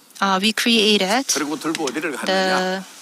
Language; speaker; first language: English; non-native, fluent; Korean